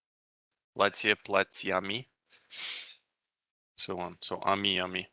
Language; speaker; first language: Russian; non-native, fluent; English